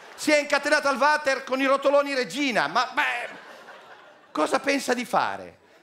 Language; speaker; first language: Italian; native; Italian